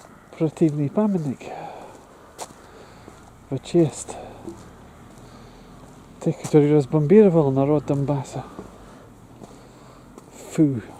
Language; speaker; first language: Russian; non-native, learner; English